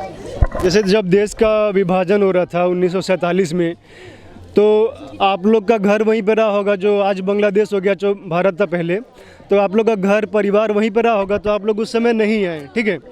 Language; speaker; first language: Hindi; native; Hindi